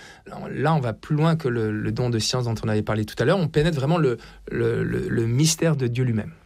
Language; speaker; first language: French; native; French